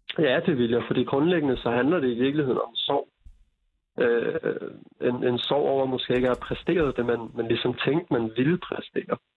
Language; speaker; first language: Danish; early bilingual, other home language; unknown